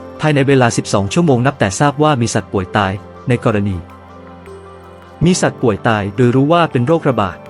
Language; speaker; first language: Thai; native; Thai